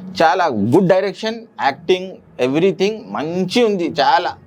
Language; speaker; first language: Telugu; non-native, local second language; Urdu